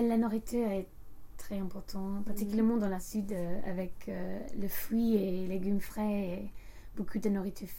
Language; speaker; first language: French; non-native, learner; English